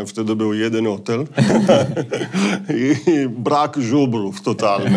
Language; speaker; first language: Polish; non-native, fluent; Italian